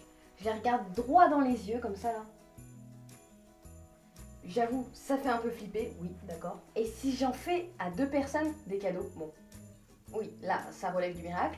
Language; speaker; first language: French; native; French